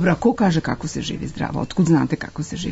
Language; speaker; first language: Serbian; native; Serbian